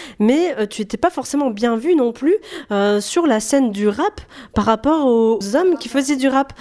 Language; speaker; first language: French; native; French